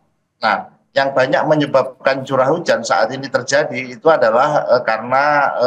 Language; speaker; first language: Indonesian; native; Indonesian